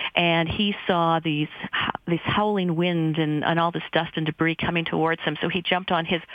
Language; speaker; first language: English; native; English